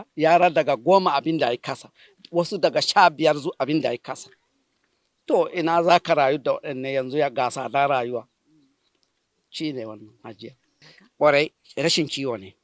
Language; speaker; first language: Hausa; non-native, local second language; Fula